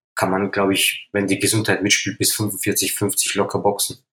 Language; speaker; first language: German; native; German